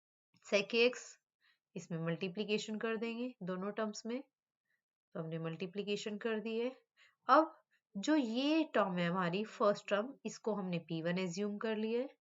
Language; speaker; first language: Hindi; native; Hindi